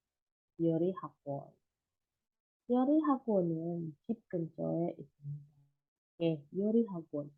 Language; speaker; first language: Korean; non-native, fluent; Indonesian